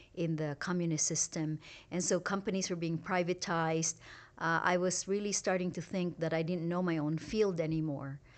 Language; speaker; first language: English; non-native, local second language; Hiligaynon